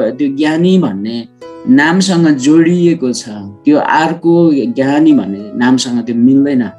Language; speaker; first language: Nepali; non-native, local second language; Sherpa